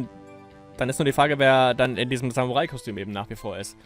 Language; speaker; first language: German; native; German